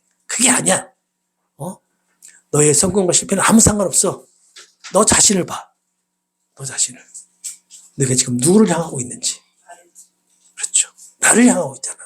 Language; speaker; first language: Korean; native; Korean